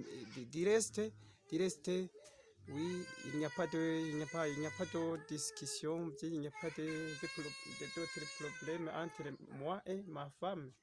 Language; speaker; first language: French; non-native, local second language; Rundi